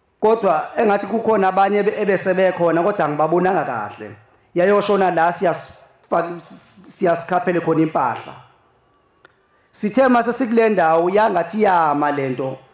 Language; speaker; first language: Zulu; native; Zulu